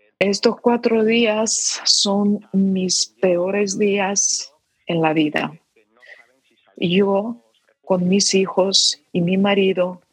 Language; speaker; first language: Spanish; non-native, fluent; Ukrainian